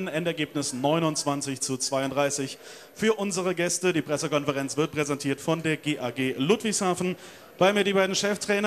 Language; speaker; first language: German; native; German